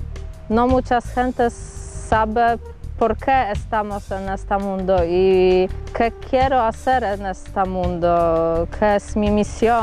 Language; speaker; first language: Spanish; non-native, learner; Polish